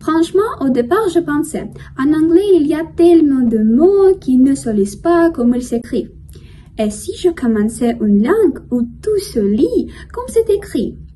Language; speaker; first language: French; non-native, learner; Russian